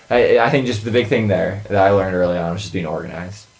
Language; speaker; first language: English; native; English